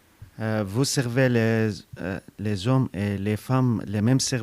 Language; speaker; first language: French; non-native, learner; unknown